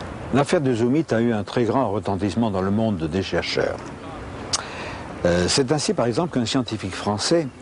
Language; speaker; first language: French; native; French